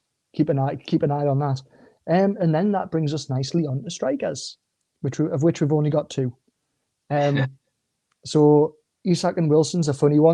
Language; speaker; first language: English; native; English